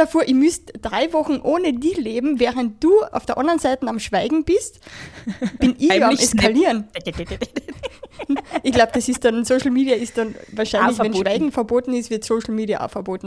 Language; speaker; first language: German; native; German